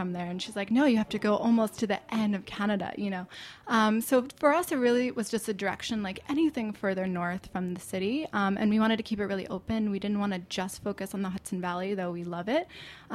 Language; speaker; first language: English; native; English